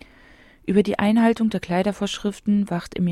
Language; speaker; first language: German; native; German